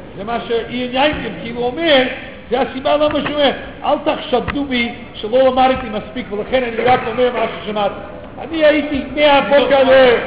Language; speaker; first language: Hebrew; non-native, fluent; English